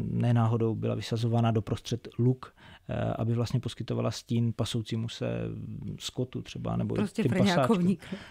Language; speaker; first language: Czech; native; Czech